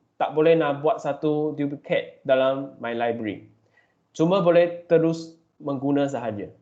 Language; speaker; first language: Malay; non-native, local second language; Chinese